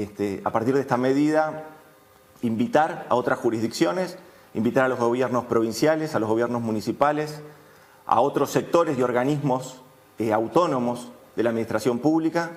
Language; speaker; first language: Spanish; native; Spanish